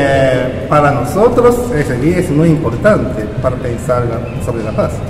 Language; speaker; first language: Spanish; non-native, learner; Japanese